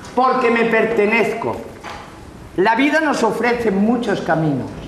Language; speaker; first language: Spanish; non-native, local second language; Catalan